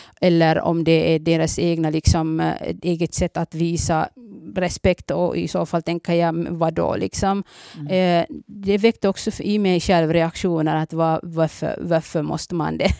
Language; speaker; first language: Swedish; early bilingual, other home language; Somali